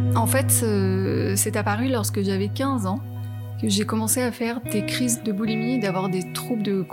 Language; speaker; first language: French; native; French